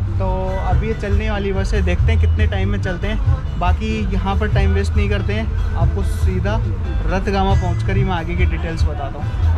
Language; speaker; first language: Hindi; native; Hindi